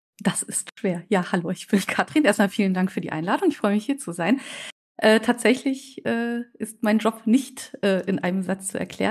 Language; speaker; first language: German; native; German